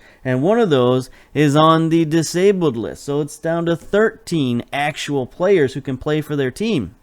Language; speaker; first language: English; native; English